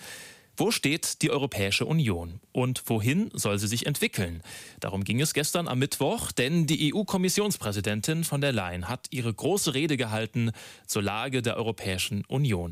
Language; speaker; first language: German; native; German